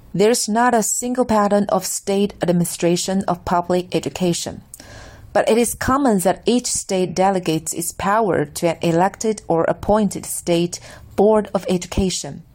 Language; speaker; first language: English; non-native, fluent; Chinese